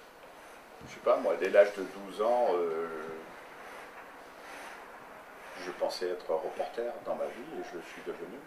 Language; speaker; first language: French; native; French